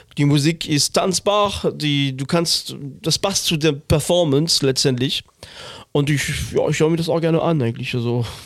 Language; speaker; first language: German; non-native, fluent; French